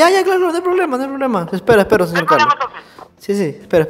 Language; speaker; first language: Spanish; native; Spanish